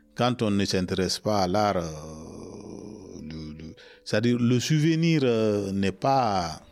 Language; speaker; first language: French; non-native, local second language; Mandingo